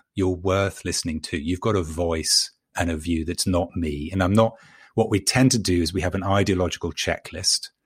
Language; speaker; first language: English; native; English